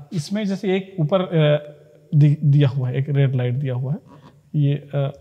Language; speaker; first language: Hindi; native; Hindi